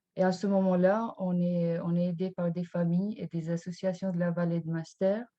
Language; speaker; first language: French; non-native, fluent; Albanian